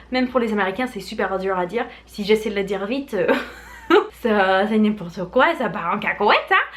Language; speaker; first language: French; non-native, fluent; English